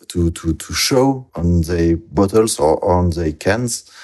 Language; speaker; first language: English; non-native, learner; French